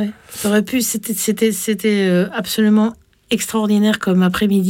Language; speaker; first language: French; native; French